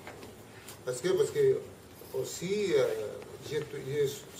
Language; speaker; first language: French; non-native, learner; Spanish